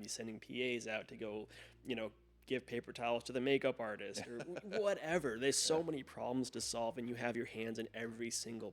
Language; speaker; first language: English; native; English